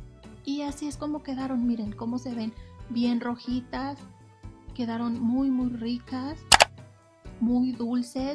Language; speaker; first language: Spanish; native; Spanish